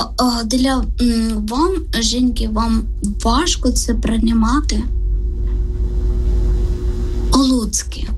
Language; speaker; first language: Ukrainian; non-native, learner; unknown